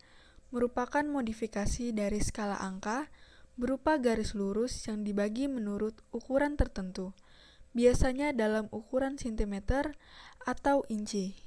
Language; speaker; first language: Indonesian; native; Indonesian